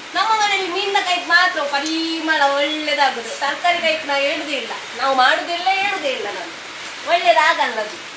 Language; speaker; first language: Kannada; non-native, local second language; Tulu